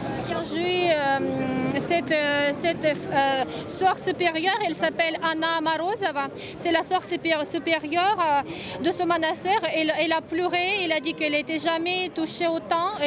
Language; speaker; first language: French; non-native, fluent; Russian